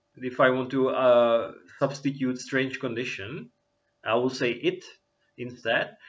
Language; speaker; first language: English; non-native, fluent; Czech